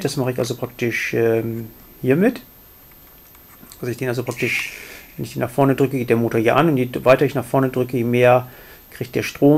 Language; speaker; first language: German; native; German